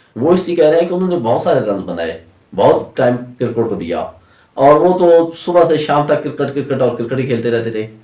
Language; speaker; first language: Urdu; non-native, local second language; Punjabi